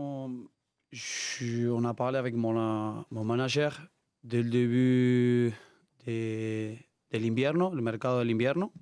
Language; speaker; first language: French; non-native, learner; Spanish